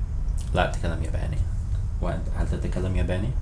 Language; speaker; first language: Arabic; non-native, fluent; English